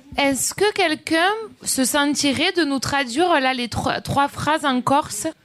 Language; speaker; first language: French; native; French